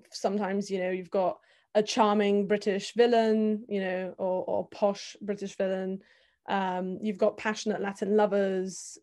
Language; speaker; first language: English; early bilingual, other home language; Bulgarian